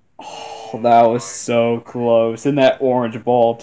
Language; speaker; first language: English; native; English